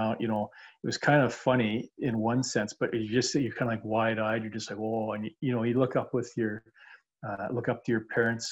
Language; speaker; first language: English; native; English